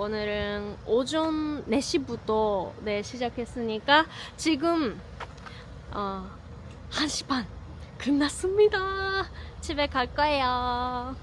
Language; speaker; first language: Korean; non-native, fluent; Japanese